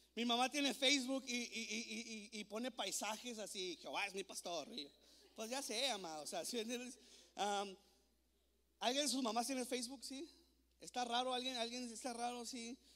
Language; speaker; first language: Spanish; native; Spanish